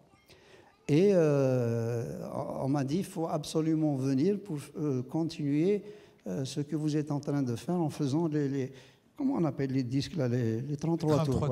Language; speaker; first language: French; non-native, local second language; Kabyle